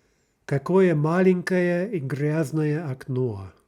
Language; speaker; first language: Russian; non-native, fluent; English